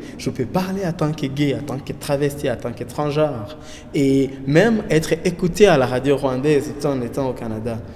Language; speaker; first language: French; non-native, local second language; Kinyarwanda